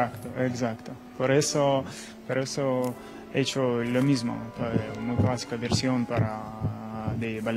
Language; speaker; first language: Spanish; non-native, learner; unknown